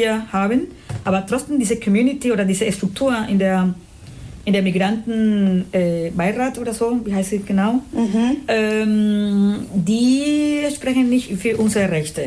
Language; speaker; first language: German; non-native, fluent; Spanish